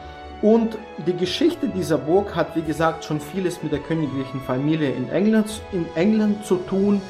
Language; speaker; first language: German; native; German